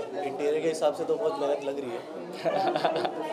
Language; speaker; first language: Hindi; native; Hindi